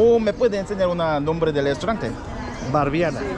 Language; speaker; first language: Spanish; non-native, learner; Korean